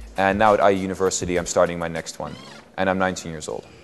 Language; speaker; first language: English; non-native, fluent; Dutch